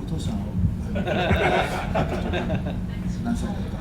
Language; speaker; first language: Japanese; non-native, fluent; English